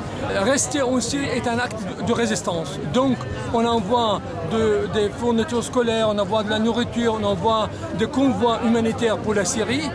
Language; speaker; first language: French; non-native, fluent; Arabic